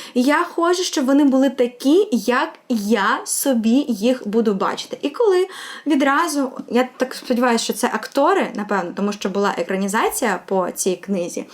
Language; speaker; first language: Ukrainian; non-native, local second language; Russian